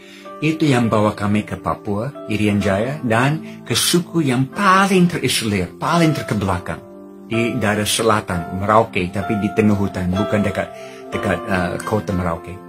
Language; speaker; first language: Indonesian; non-native, fluent; English